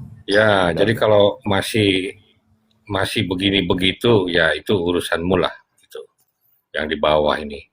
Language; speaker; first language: Indonesian; native; Indonesian